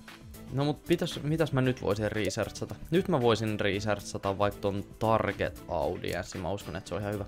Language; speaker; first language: Finnish; native; Finnish